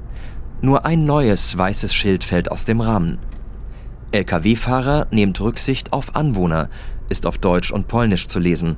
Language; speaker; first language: German; native; German